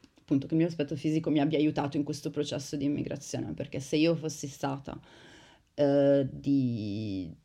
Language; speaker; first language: Italian; native; Italian